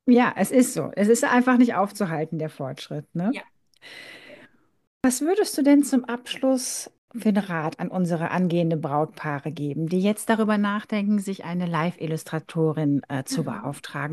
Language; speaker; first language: German; native; German